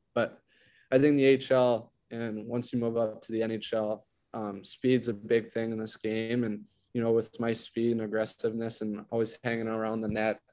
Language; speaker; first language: English; non-native, fluent; French